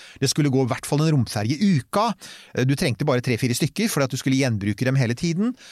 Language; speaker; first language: Norwegian; native; Norwegian